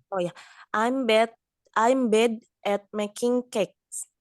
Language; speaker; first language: English; non-native, learner; Indonesian